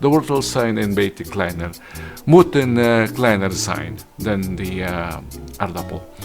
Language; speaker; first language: Dutch; non-native, learner; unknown